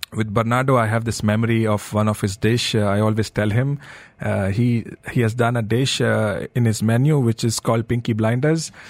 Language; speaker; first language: English; non-native, local second language; Hindi